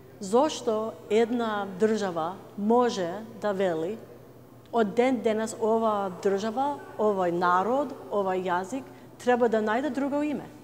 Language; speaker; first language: Macedonian; non-native, fluent; English